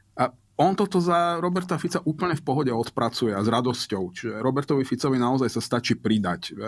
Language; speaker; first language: Slovak; non-native, local second language; Hungarian